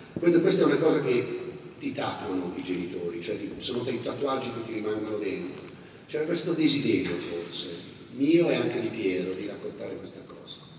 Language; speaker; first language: Italian; native; Italian